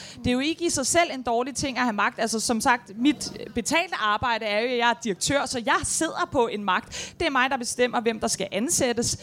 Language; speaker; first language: Danish; native; Danish